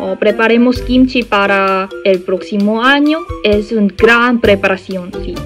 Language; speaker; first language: Spanish; non-native, learner; Korean